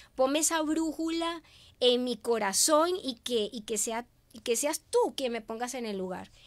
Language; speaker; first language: Spanish; native; Spanish